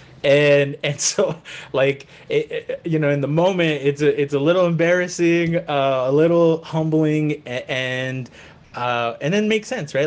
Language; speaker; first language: English; early bilingual, other home language; Spanish